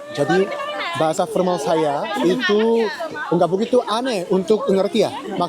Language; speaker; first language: Indonesian; non-native, learner; Korean